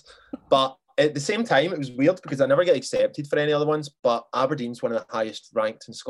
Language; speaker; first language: English; native; English